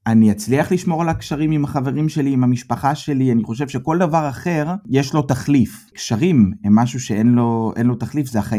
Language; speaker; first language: Hebrew; native; Hebrew